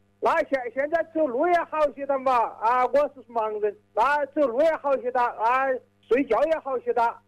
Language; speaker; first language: Chinese; native; Chinese